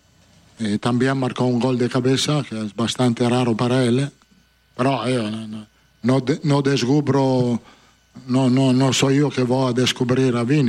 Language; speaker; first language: Spanish; non-native, fluent; Italian